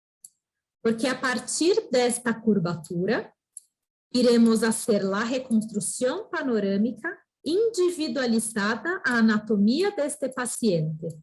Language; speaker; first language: Spanish; non-native, fluent; Portuguese